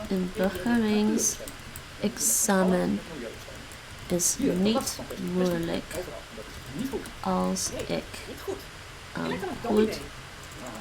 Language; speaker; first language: Dutch; non-native, learner; English